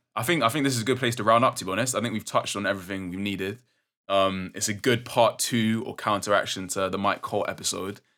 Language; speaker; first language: English; native; English